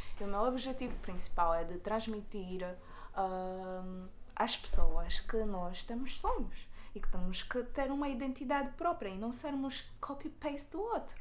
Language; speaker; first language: Portuguese; native; Portuguese